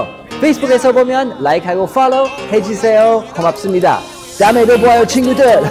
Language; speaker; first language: Korean; non-native, fluent; English